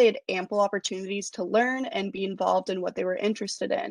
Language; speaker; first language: English; native; English